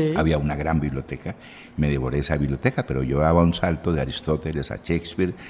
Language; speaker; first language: Spanish; native; Spanish